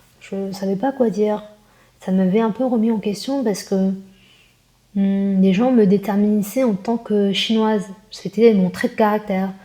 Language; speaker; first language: French; early bilingual, other home language; Chinese